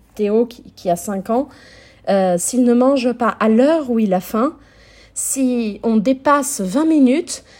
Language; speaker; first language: French; non-native, fluent; Portuguese